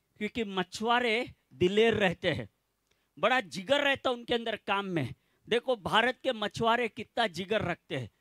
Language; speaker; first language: Hindi; non-native, local second language; Gujarati